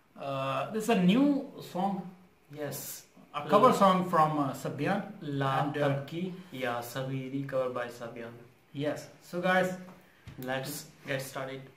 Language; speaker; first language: English; non-native, local second language; Urdu